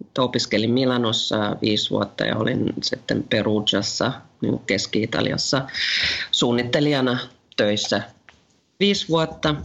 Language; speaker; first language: Finnish; native; Finnish